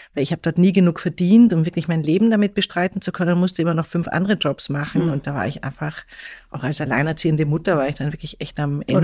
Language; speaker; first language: German; native; German